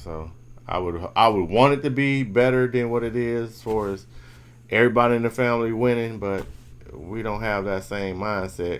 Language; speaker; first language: English; native; English